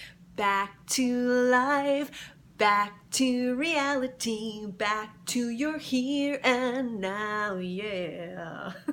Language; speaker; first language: English; native; English